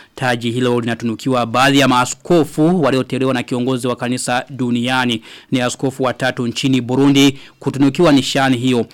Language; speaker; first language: Swahili; non-native, local second language; Rundi